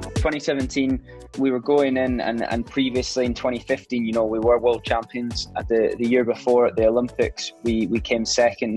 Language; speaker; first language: English; native; English